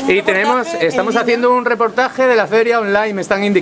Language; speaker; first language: Spanish; native; Spanish